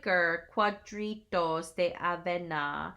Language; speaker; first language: Spanish; non-native, learner; English